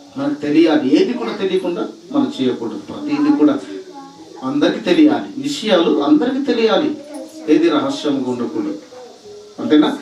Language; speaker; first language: Telugu; non-native, local second language; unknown